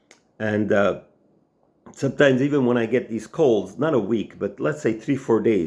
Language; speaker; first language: English; non-native, local second language; French